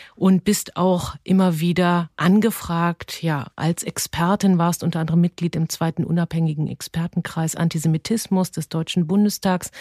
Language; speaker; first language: German; native; German